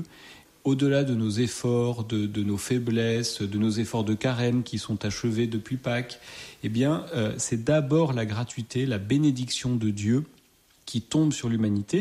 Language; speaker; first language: French; native; French